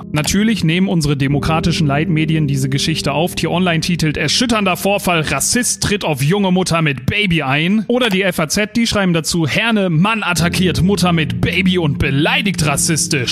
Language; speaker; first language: German; native; German